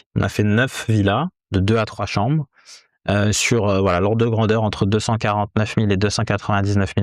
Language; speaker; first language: French; native; French